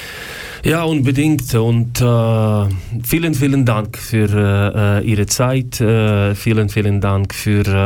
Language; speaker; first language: German; non-native, learner; Ukrainian